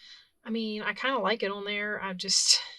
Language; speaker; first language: English; native; English